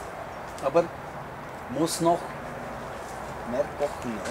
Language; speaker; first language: German; non-native, learner; Czech